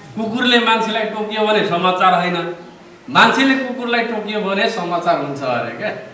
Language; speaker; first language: Nepali; non-native, local second language; Rana Tharu